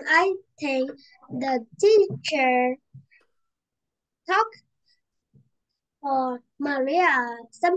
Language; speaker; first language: English; non-native, learner; Vietnamese